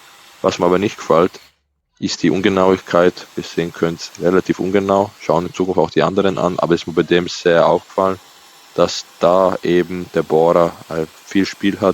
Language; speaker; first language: German; native; German